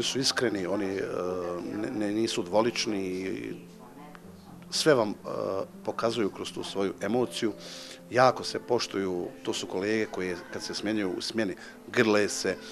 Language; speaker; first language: Bosnian; native; Bosnian